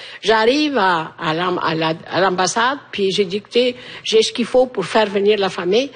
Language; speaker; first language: French; native; French